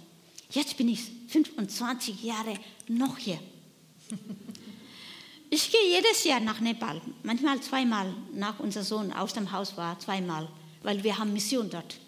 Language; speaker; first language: German; non-native, learner; Nepali